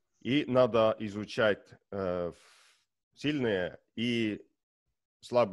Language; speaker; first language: Russian; non-native, learner; Estonian